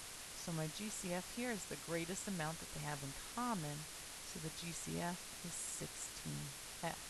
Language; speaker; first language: English; native; English